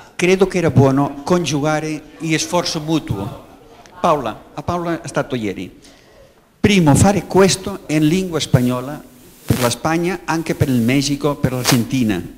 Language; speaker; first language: Italian; non-native, learner; Spanish